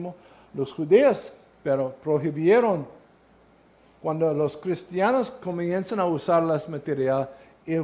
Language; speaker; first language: Spanish; non-native, learner; English